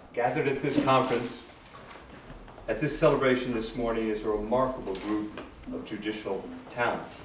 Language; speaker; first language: English; native; English